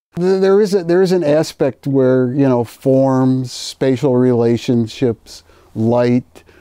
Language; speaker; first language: English; native; English